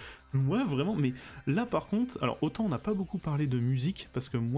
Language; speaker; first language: French; native; French